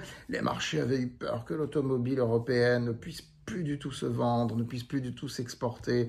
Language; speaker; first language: French; native; French